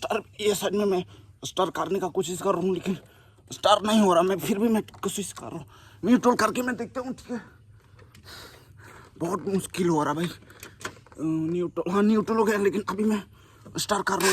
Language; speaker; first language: Hindi; non-native, local second language; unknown